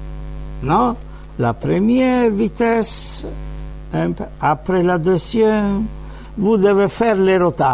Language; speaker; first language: French; non-native, fluent; Italian